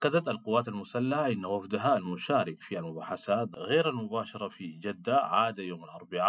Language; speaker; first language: Arabic; native; Arabic